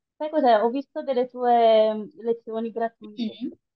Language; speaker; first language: Italian; non-native, fluent; Romanian